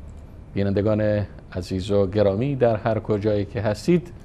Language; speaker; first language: Persian; native; Persian